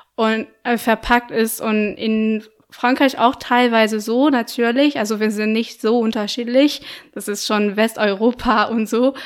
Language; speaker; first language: German; non-native, fluent; French